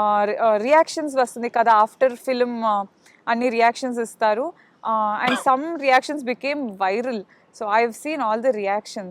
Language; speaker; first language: Telugu; non-native, learner; Kannada